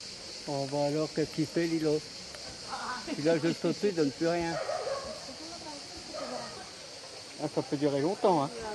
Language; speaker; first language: French; native; French